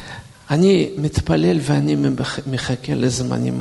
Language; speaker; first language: Hebrew; non-native, fluent; Russian